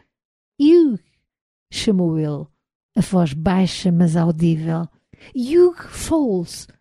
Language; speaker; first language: Portuguese; native; Portuguese